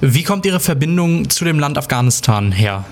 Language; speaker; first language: German; native; German